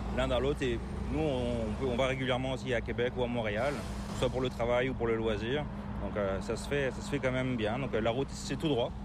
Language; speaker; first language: French; native; French